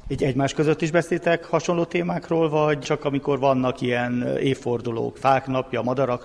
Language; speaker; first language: Hungarian; native; Hungarian